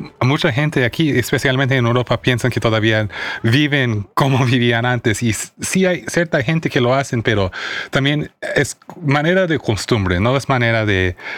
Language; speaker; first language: Spanish; early bilingual, heritage; Spanish